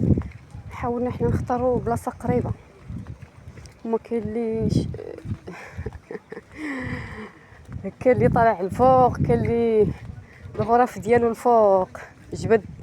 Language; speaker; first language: Arabic; native; Arabic